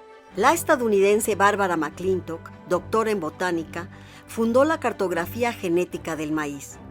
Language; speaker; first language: Spanish; native; Spanish